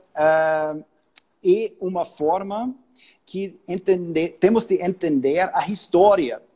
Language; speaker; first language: Portuguese; non-native, fluent; German